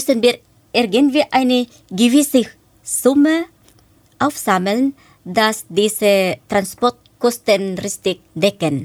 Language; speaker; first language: German; non-native, fluent; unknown